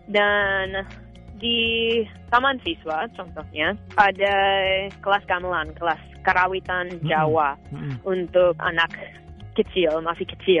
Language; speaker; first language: Indonesian; non-native, fluent; English